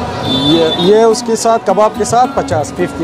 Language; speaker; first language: Hindi; non-native, learner; Persian